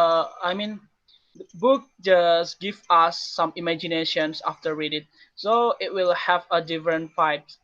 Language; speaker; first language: English; non-native, learner; Indonesian